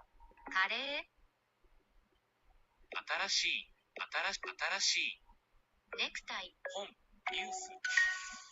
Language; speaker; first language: Japanese; non-native, learner; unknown